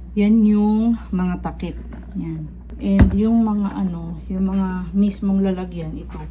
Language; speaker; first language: Filipino; native; Filipino